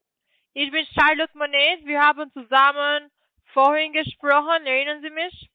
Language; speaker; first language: German; non-native, learner; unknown